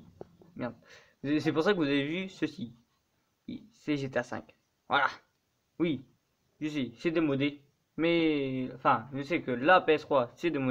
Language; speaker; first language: French; native; French